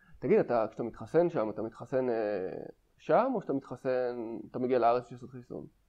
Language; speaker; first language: Hebrew; native; Hebrew